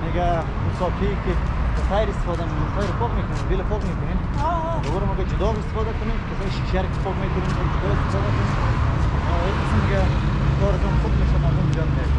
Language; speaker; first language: Chinese; non-native, learner; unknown